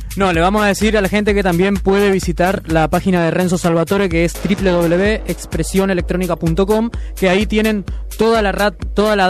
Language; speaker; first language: Spanish; native; Spanish